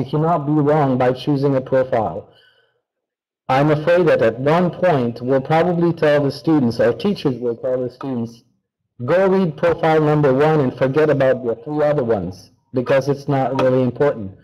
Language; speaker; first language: English; non-native, fluent; French